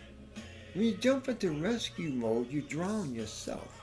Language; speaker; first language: English; native; English